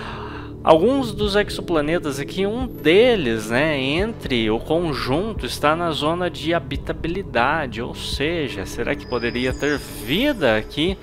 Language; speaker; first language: Portuguese; native; Portuguese